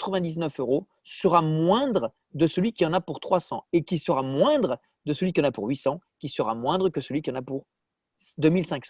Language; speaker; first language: French; native; French